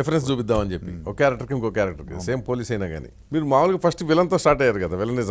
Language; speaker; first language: Telugu; native; Telugu